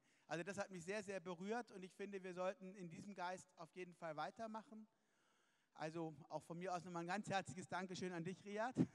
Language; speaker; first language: German; native; German